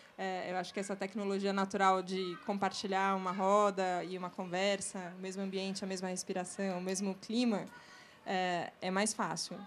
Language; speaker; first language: Portuguese; native; Portuguese